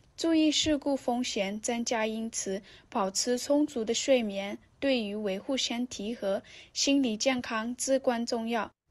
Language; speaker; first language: Chinese; non-native, learner; Vietnamese